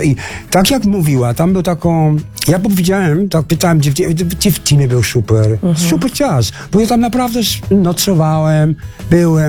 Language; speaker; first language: Polish; non-native, fluent; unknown